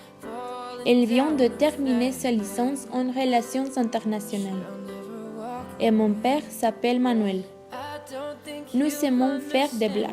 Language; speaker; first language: French; non-native, learner; Spanish